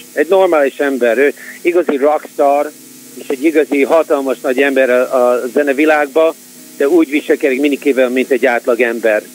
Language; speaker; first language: Hungarian; early bilingual, heritage; Hungarian